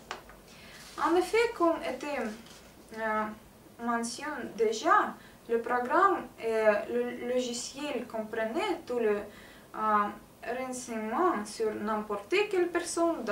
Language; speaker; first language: French; non-native, learner; Russian